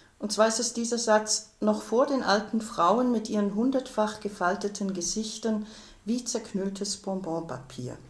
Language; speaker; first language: German; native; German